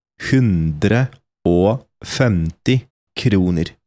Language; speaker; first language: Norwegian; non-native, fluent; Polish